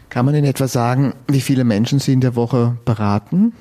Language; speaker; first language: German; native; German